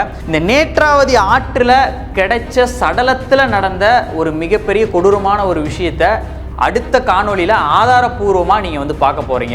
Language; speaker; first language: Tamil; native; Tamil